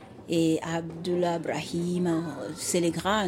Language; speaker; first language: French; non-native, fluent; Xhosa